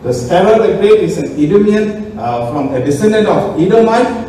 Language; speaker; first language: English; non-native, local second language; Tamil